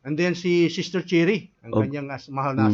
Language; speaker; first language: Filipino; native; Filipino